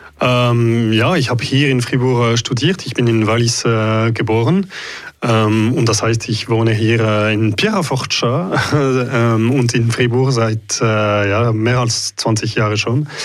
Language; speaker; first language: German; non-native, local second language; French